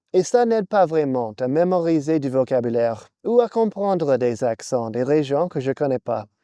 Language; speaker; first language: French; non-native, fluent; English